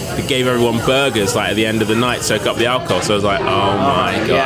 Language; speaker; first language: English; native; English